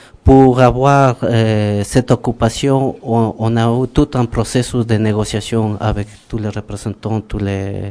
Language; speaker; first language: French; non-native, fluent; Spanish